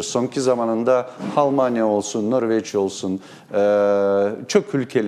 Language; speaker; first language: Turkish; non-native, learner; Crimean Tatar